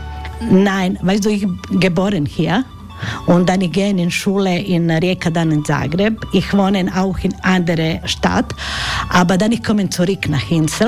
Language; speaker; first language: German; non-native, learner; Croatian